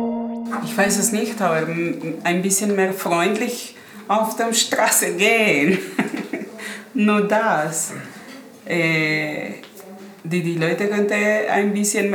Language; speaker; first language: German; non-native, learner; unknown